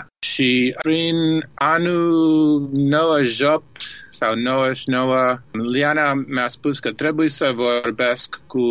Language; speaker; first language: Romanian; early bilingual, heritage; Romanian